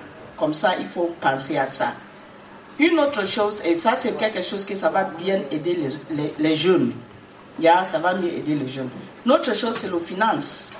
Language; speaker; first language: French; non-native, learner; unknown